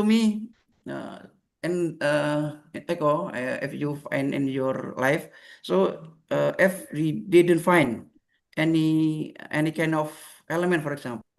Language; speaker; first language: English; non-native, learner; Indonesian